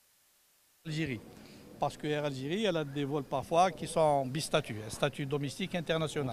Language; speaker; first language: French; non-native, local second language; Arabic